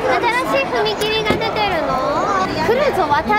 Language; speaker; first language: Japanese; native; Japanese